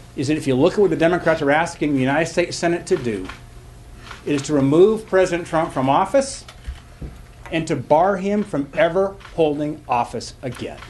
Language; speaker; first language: English; native; English